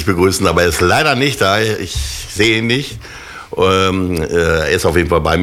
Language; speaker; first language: German; native; German